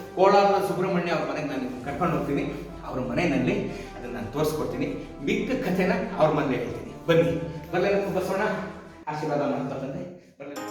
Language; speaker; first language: Kannada; native; Kannada